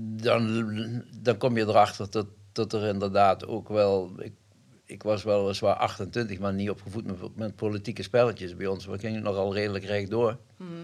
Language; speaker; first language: Dutch; native; Dutch